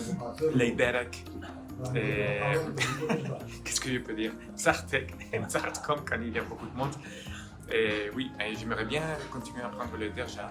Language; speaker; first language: French; non-native, fluent; Spanish